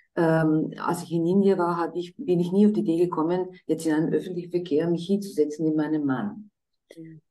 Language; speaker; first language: German; non-native, fluent; Croatian